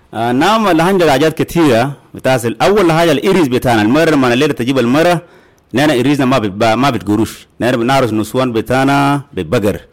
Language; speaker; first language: Arabic; non-native, local second language; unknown